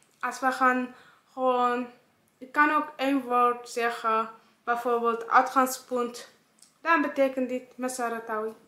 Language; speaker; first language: Dutch; non-native, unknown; Tigrinya